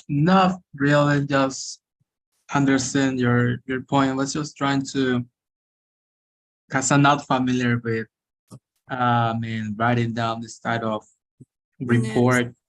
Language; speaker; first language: English; non-native, fluent; Spanish